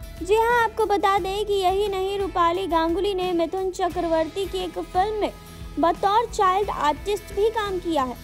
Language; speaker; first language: Hindi; native; Hindi